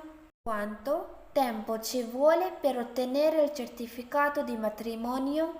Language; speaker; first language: Italian; non-native, fluent; Urdu